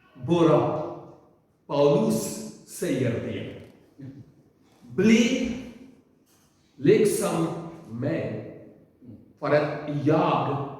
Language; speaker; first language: Swedish; non-native, learner; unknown